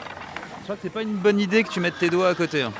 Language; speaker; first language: French; native; French